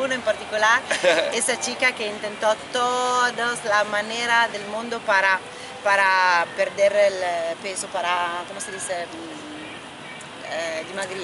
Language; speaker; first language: Spanish; non-native, fluent; Italian